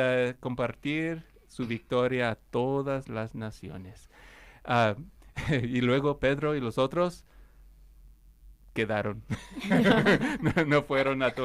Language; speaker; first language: Spanish; non-native, fluent; English